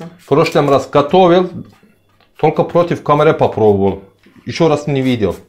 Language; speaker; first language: Russian; non-native, learner; Turkish